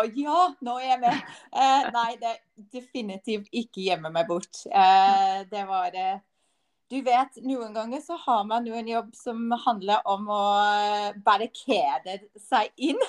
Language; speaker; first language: Norwegian; non-native, fluent; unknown